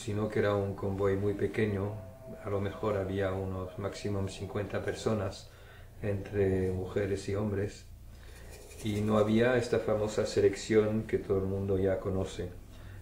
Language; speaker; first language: Spanish; early bilingual, heritage; German